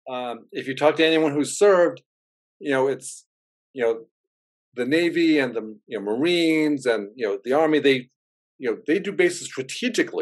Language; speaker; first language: English; native; English